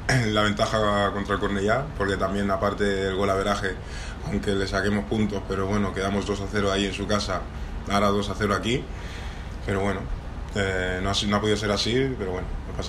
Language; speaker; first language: Spanish; non-native, local second language; Catalan